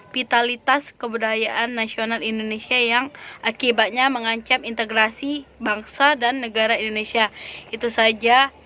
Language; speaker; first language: Indonesian; native; Indonesian